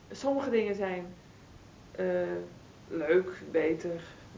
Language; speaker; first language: Dutch; native; Dutch